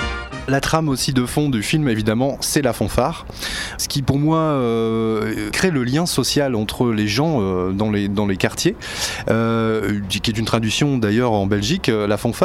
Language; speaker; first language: French; native; French